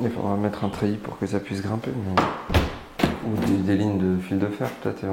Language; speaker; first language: French; native; French